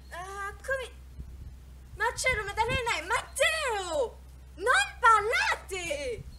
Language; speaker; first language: Italian; non-native, learner; French